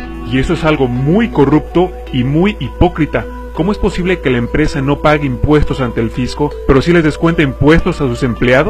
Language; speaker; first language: Spanish; native; Spanish